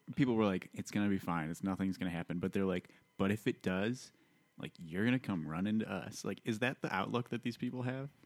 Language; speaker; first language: English; native; English